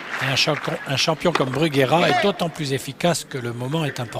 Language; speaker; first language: French; native; French